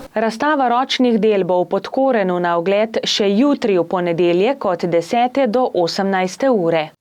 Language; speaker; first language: Slovenian; native; Slovenian